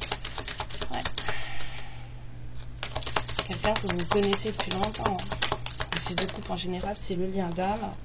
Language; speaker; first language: French; native; French